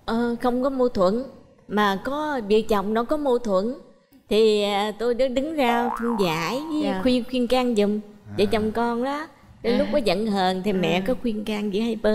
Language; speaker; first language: Vietnamese; native; Vietnamese